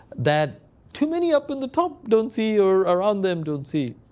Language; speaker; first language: English; non-native, local second language; Malayalam